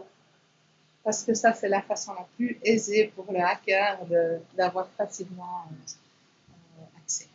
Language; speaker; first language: French; native; French